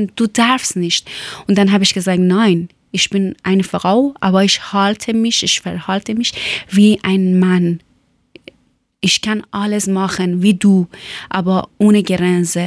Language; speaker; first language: German; non-native, learner; Persian